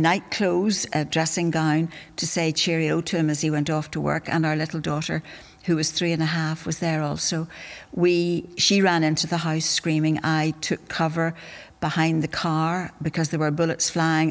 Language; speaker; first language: English; native; English